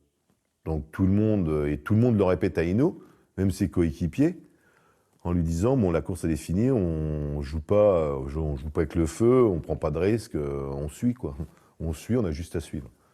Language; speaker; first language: French; native; French